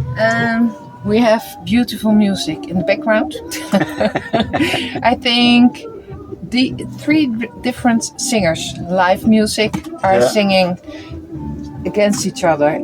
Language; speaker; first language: English; non-native, fluent; Dutch